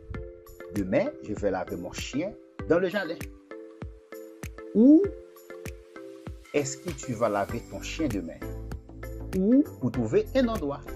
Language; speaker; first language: French; non-native, fluent; Portuguese